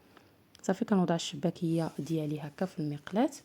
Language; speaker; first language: Arabic; native; Arabic